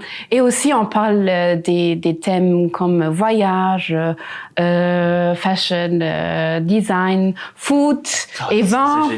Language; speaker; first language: French; non-native, local second language; Luxembourgish